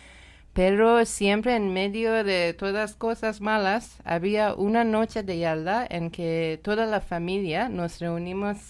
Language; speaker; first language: Spanish; non-native, learner; Persian